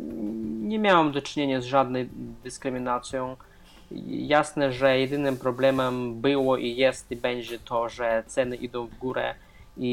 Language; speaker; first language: Polish; non-native, fluent; Russian